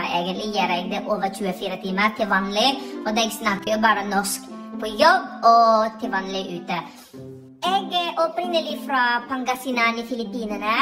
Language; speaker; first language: Norwegian; non-native, fluent; Iloko